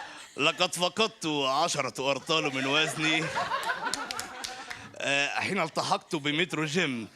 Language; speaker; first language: Arabic; native; Arabic